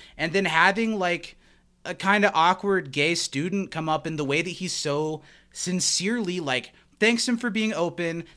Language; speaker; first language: English; native; English